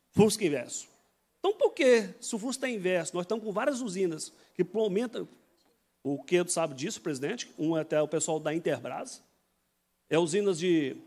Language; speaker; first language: Portuguese; native; Portuguese